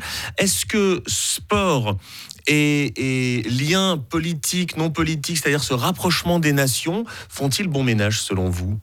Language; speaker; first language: French; native; French